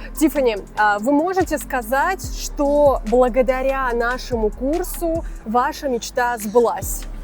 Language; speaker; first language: Russian; native; Russian